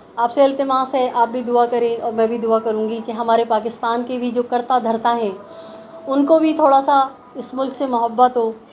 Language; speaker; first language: Urdu; native; Urdu